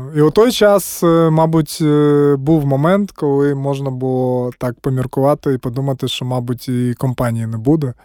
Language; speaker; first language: Ukrainian; non-native, local second language; Russian